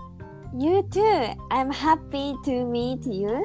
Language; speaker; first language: English; non-native, learner; Japanese